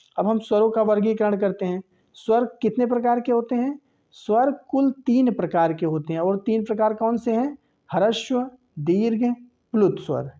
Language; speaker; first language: Hindi; native; Hindi